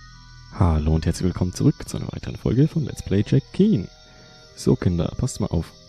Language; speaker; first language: German; native; German